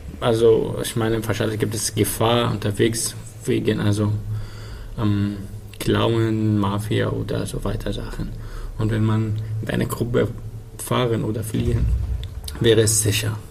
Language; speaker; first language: German; non-native, learner; Arabic